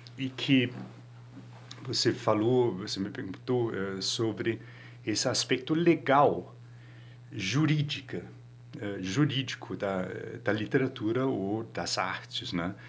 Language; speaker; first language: Portuguese; non-native, fluent; Danish